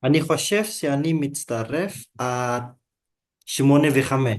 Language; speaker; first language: Hebrew; non-native, fluent; Indonesian